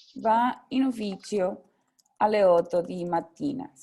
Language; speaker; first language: Italian; non-native, fluent; Spanish